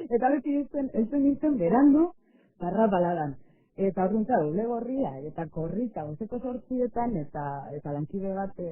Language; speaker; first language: Basque; native; Basque